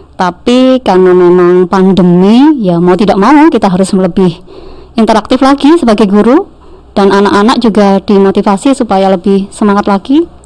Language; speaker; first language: Indonesian; native; Indonesian